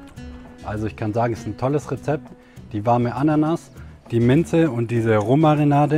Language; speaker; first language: German; native; German